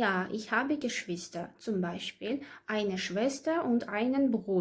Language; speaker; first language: German; non-native, learner; Azerbaijani